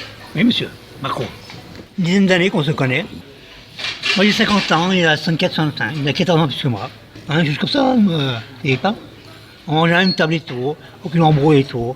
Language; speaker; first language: French; non-native, local second language; Arabic